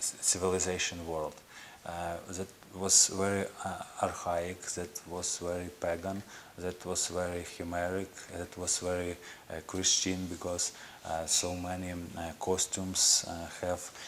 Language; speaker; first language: English; non-native, learner; Ukrainian